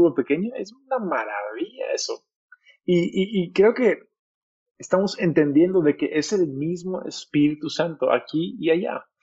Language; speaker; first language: Spanish; native; Spanish